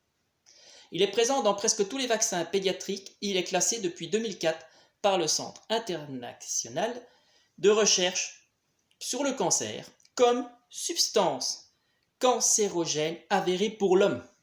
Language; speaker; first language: French; native; French